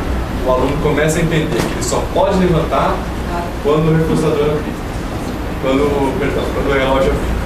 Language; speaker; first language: Portuguese; native; Portuguese